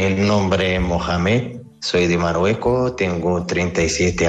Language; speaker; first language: Spanish; non-native, learner; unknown